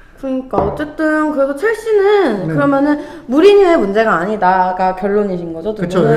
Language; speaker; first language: Korean; native; Korean